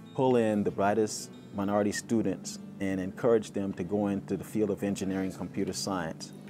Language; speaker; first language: English; native; English